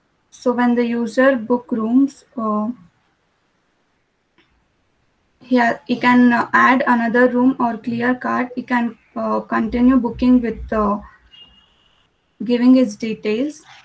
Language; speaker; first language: English; non-native, local second language; Kannada